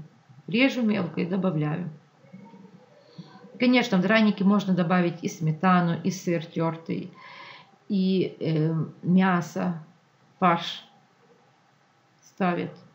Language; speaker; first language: Russian; non-native, local second language; Ukrainian